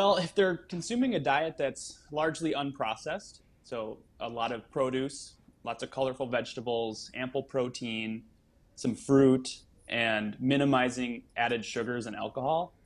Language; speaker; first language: English; native; English